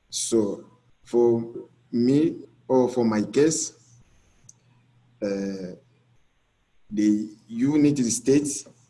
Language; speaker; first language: English; non-native, learner; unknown